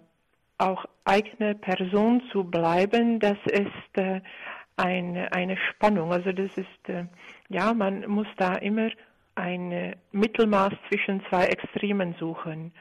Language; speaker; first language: German; non-native, fluent; Czech